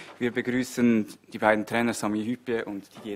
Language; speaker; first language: German; native; German